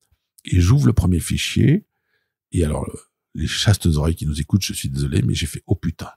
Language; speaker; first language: French; native; French